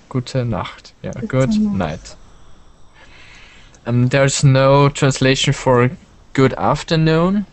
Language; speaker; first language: English; non-native, learner; German